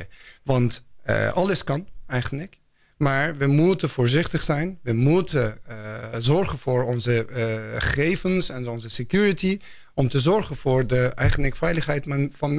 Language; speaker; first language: Dutch; non-native, fluent; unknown